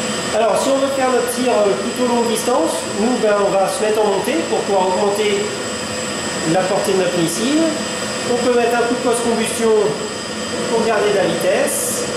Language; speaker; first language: French; native; French